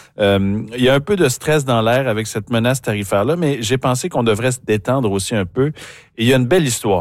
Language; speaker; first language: French; native; French